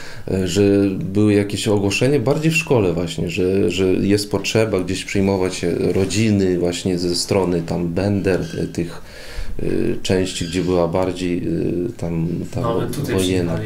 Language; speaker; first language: Polish; non-native, fluent; Russian